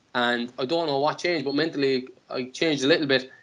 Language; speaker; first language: English; native; English